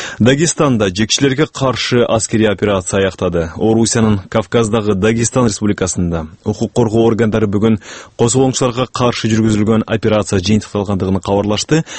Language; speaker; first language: Kyrgyz; native; Kyrgyz